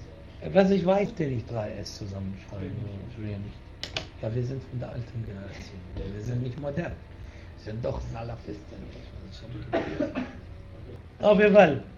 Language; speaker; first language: German; non-native, fluent; Arabic